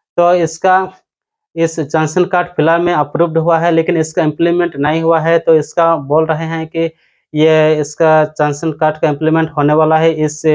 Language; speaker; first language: Hindi; non-native, local second language; Odia